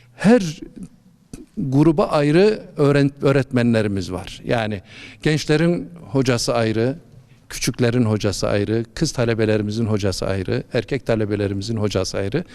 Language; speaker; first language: Turkish; native; Turkish